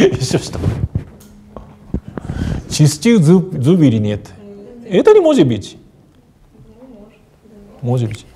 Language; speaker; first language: Russian; non-native, fluent; Japanese